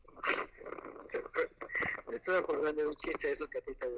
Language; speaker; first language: Spanish; native; Spanish